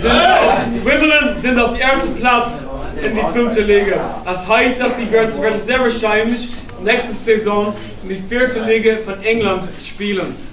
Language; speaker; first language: German; non-native, fluent; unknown